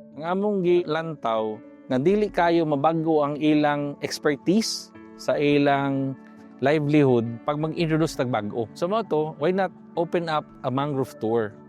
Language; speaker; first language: Cebuano; native; Cebuano